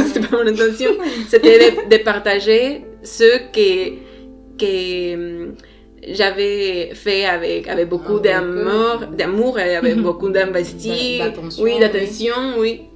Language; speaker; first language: French; non-native, learner; Spanish